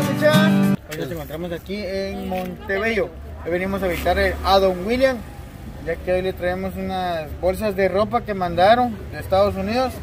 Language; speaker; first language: Spanish; native; Spanish